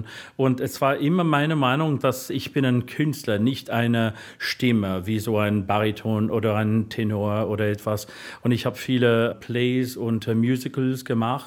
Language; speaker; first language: German; non-native, learner; English